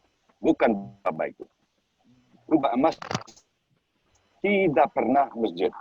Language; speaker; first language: Indonesian; non-native, learner; Hebrew